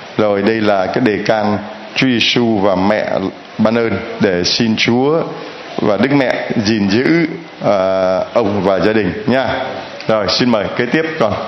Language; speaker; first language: Vietnamese; native; Vietnamese